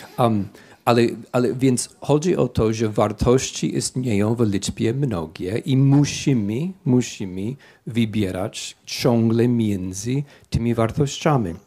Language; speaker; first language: Polish; non-native, fluent; English